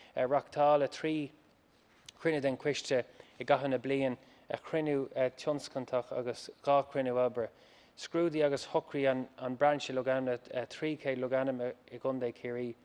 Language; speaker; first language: Irish; non-native, local second language; English